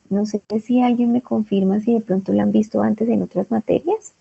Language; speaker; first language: Spanish; native; Spanish